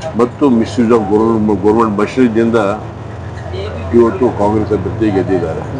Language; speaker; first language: Kannada; non-native, local second language; Lambadi